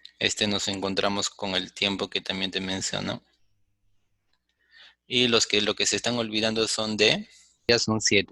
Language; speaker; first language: Spanish; native; Spanish